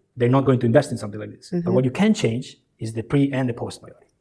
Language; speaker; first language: English; early bilingual, other home language; Albanian